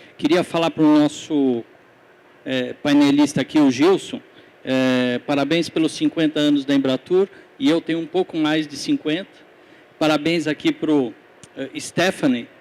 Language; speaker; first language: Portuguese; native; Portuguese